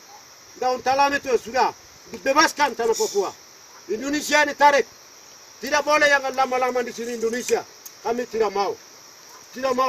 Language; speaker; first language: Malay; non-native, local second language; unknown